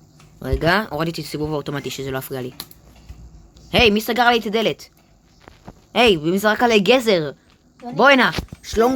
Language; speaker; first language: Hebrew; native; Hebrew